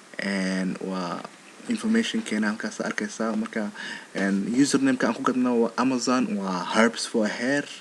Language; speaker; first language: Somali; early bilingual, heritage; Somali